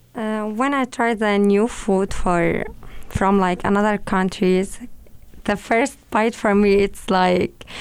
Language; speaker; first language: English; non-native, learner; Arabic